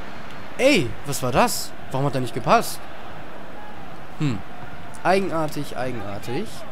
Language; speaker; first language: German; native; German